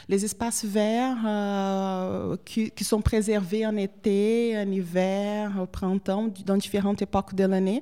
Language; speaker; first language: French; non-native, fluent; Portuguese